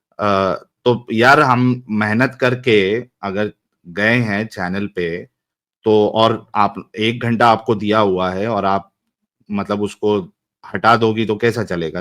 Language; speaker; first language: Hindi; native; Hindi